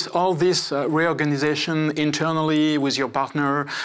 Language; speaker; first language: English; non-native, fluent; French